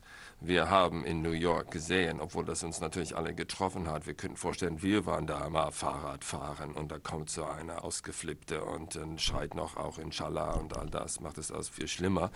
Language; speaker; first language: German; non-native, fluent; English